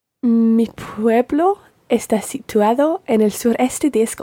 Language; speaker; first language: Spanish; non-native, learner; English